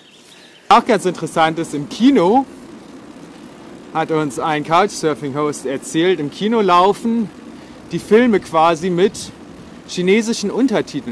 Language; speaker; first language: German; native; German